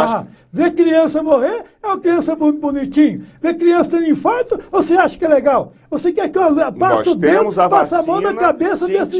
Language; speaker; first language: Portuguese; native; Portuguese